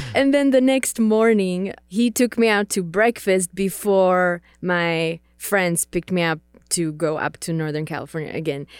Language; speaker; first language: English; non-native, fluent; Czech